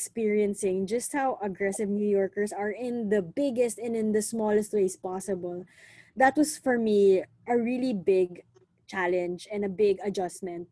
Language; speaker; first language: English; non-native, local second language; Filipino